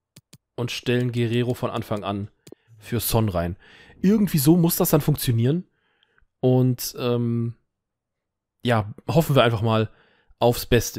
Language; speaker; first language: German; native; German